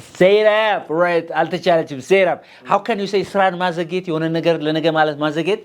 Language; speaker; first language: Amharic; native; Amharic